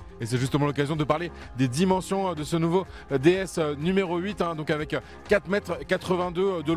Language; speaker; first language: French; native; French